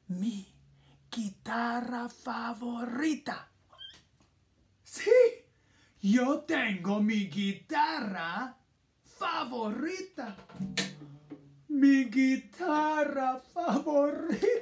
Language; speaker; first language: Spanish; non-native, fluent; English